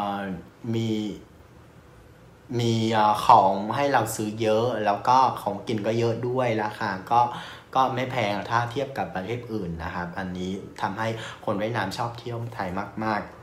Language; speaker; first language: Thai; non-native, fluent; Vietnamese